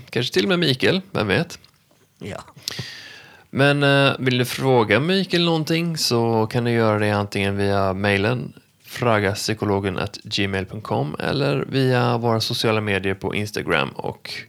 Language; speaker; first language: Swedish; native; Swedish